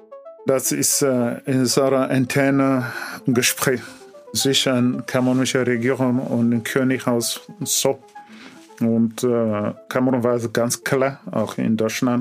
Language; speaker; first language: German; non-native, learner; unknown